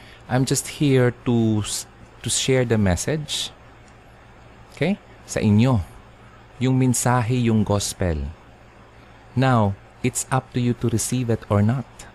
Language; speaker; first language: English; non-native, local second language; Filipino